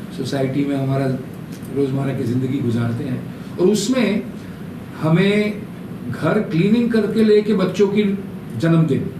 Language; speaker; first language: Hindi; non-native, local second language; Bangla